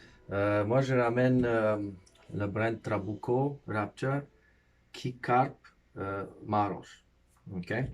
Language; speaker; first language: French; non-native, fluent; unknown